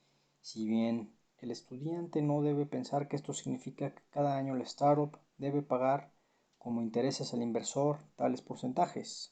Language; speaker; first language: Spanish; native; Spanish